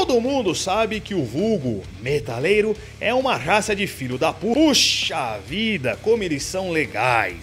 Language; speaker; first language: Portuguese; native; Portuguese